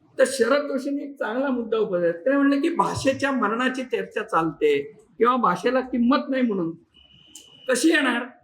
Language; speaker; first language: Marathi; native; Marathi